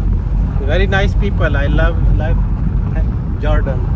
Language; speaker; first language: English; non-native, fluent; Urdu